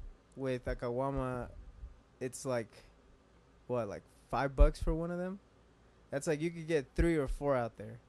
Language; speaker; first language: English; native; English